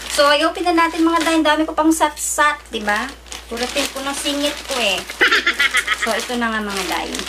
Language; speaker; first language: Filipino; native; Filipino